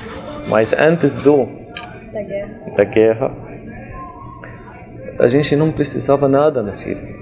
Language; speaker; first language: Portuguese; non-native, learner; Arabic